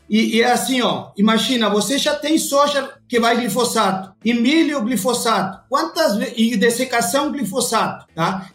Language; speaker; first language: Portuguese; non-native, fluent; Spanish